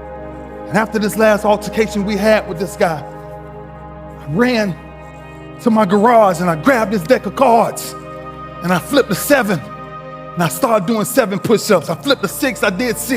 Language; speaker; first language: English; native; English